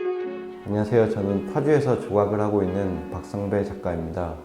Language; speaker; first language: Korean; native; Korean